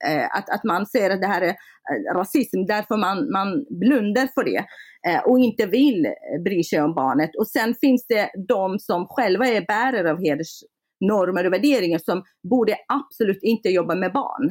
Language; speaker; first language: Swedish; non-native, fluent; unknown